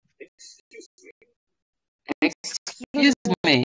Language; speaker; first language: English; non-native, learner; Russian